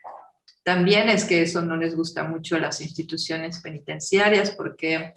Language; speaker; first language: Spanish; native; Spanish